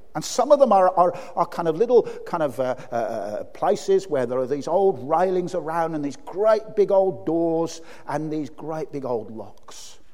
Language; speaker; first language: English; native; English